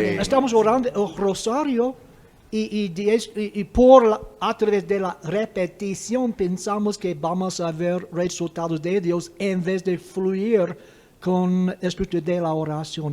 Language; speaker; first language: Spanish; non-native, fluent; English